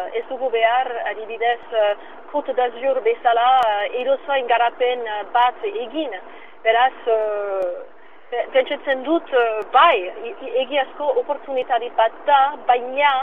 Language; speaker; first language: Basque; non-native, local second language; French